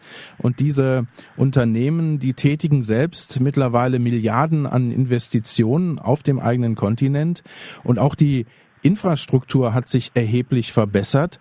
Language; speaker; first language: German; native; German